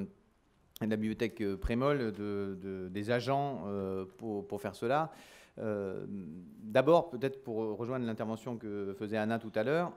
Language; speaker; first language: French; native; French